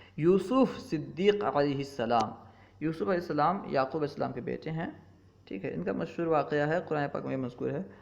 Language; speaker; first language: Urdu; native; Urdu